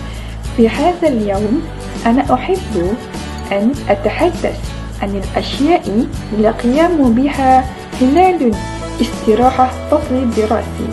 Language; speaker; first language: Arabic; non-native, learner; Malay